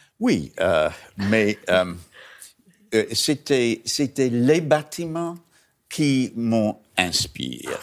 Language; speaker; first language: French; non-native, learner; English